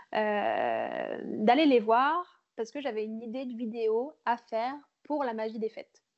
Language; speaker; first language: French; native; French